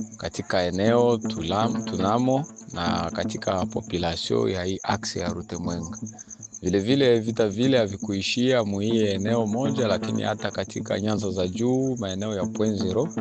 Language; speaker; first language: Swahili; native; Swahili